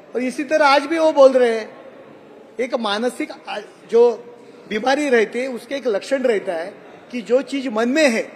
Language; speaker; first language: Hindi; non-native, local second language; Marathi